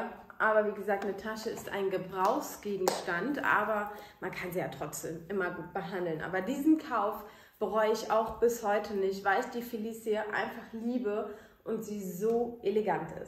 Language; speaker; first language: German; native; German